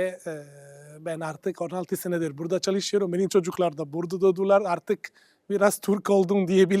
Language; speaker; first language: Turkish; non-native, fluent; Italian